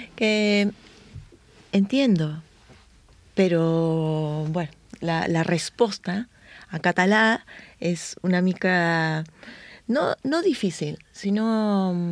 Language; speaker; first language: Catalan; non-native, learner; Spanish